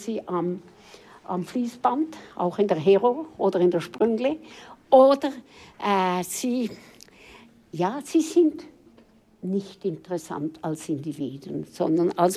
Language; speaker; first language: German; native; German